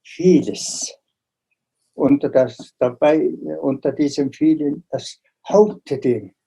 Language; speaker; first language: German; non-native, fluent; Tuvinian